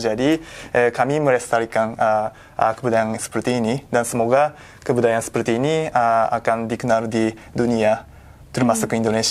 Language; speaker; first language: Indonesian; non-native, fluent; Japanese